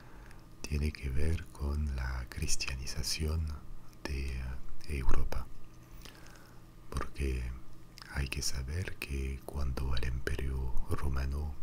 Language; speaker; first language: Spanish; non-native, fluent; French